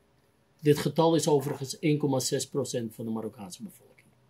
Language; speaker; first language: Dutch; native; Dutch